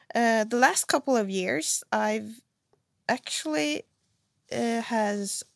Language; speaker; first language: English; non-native, fluent; Swedish